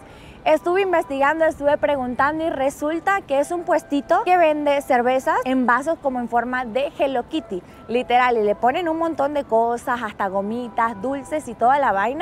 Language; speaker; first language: Spanish; native; Spanish